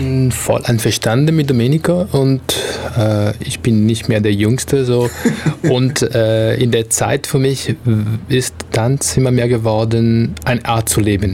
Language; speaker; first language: German; non-native, fluent; Italian